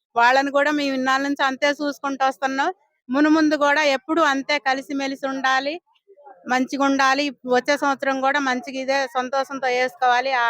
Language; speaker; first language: Telugu; native; Telugu